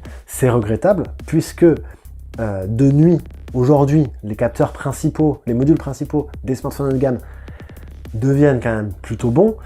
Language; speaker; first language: French; native; French